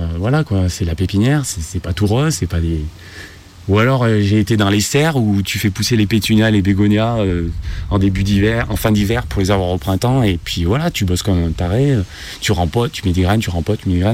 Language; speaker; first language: French; native; French